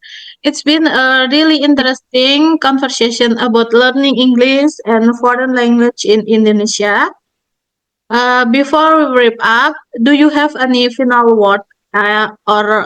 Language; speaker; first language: English; non-native, learner; Indonesian